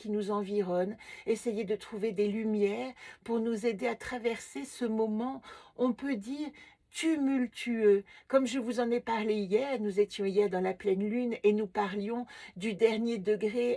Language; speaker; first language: French; native; French